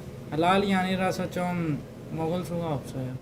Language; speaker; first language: Korean; non-native, fluent; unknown